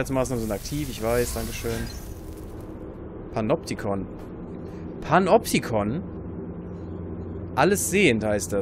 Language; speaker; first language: German; native; German